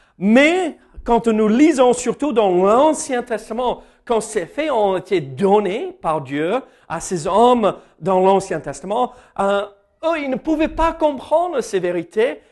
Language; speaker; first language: French; non-native, fluent; English